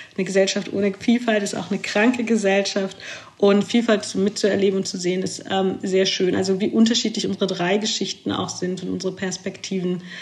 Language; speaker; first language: German; early bilingual, other home language; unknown